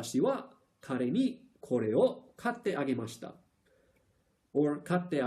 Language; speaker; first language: Japanese; non-native, fluent; English